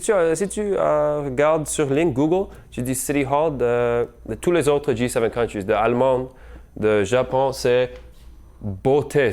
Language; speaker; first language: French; non-native, learner; English